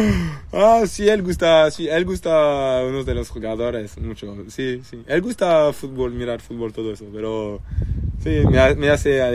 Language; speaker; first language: Spanish; non-native, learner; French